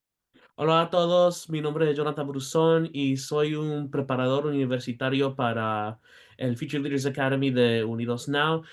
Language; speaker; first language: Spanish; early bilingual, heritage; Spanish